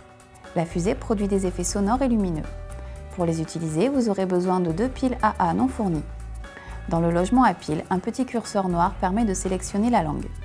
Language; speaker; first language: French; native; French